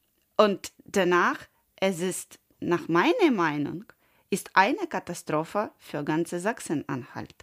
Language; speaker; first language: German; non-native, learner; Ukrainian